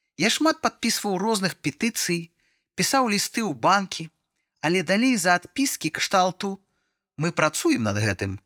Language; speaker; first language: Belarusian; non-native, local second language; Russian